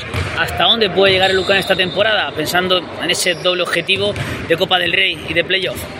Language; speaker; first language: Spanish; native; Spanish